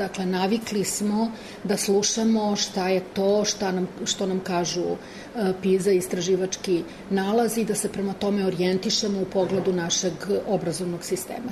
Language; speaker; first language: Serbian; native; Serbian